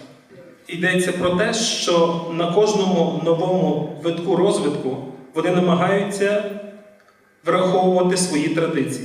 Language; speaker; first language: Ukrainian; native; Ukrainian